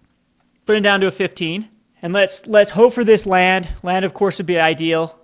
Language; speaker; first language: English; native; English